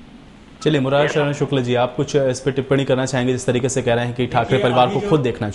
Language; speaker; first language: Hindi; native; Hindi